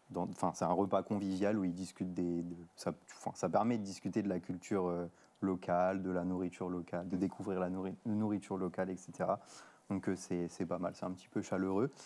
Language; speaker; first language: French; native; French